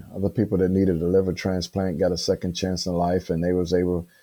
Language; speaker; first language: English; native; English